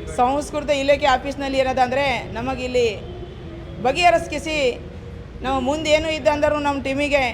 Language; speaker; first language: Kannada; non-native, local second language; Lambadi